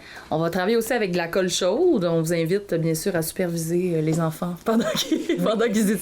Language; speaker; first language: French; native; French